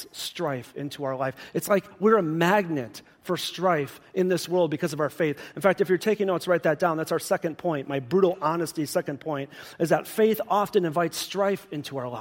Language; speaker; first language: English; native; English